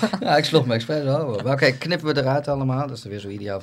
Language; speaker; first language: Dutch; native; Dutch